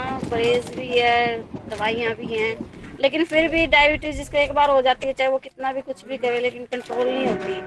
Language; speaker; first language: Hindi; native; Hindi